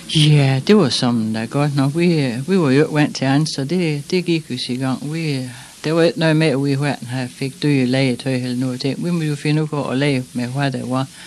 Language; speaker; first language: Danish; native; Danish